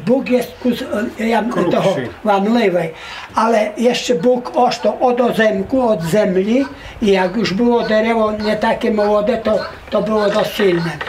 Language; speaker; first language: Polish; non-native, local second language; Rusyn